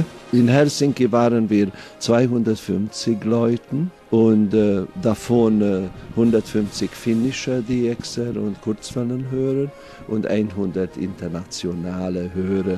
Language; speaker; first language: German; non-native, fluent; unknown